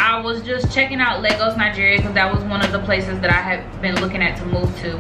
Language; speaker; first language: English; native; English